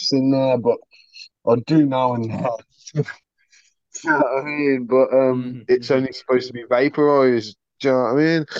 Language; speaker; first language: English; early bilingual, other home language; Spanish